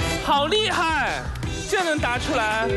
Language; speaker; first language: Chinese; native; Chinese